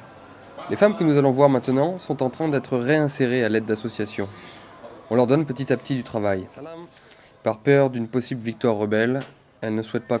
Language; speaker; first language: French; native; French